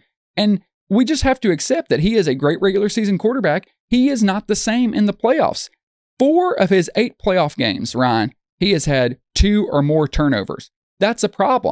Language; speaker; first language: English; native; English